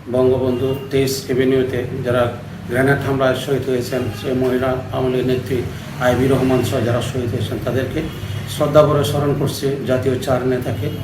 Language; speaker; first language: Bangla; non-native, local second language; Chakma